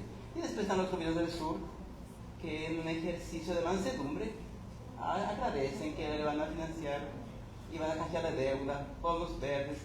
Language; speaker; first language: Spanish; native; Spanish